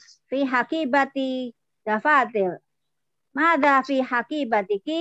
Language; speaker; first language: Arabic; non-native, learner; Indonesian